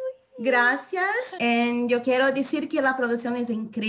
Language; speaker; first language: Spanish; non-native, fluent; Portuguese